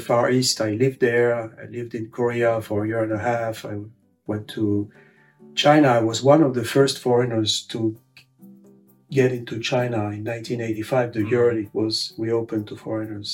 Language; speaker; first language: English; non-native, fluent; French